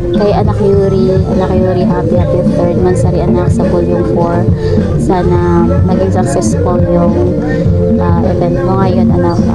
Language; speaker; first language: Filipino; non-native, local second language; Cebuano